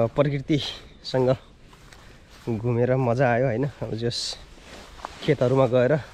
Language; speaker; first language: Nepali; native; Nepali